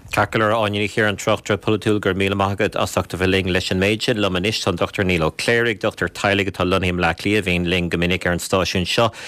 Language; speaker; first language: Irish; native; Irish